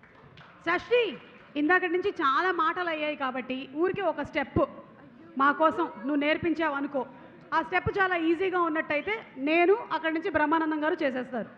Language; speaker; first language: Telugu; native; Telugu